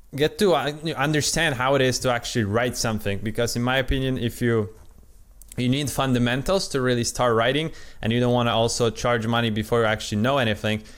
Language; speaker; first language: English; non-native, fluent; Polish